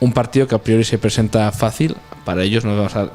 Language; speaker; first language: Spanish; native; Spanish